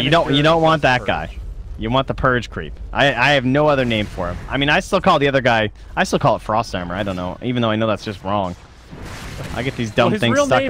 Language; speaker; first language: English; native; English